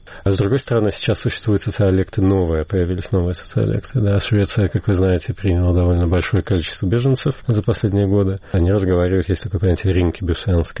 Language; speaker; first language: Russian; native; Russian